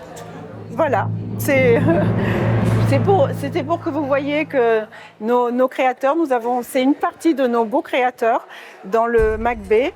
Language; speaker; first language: French; native; French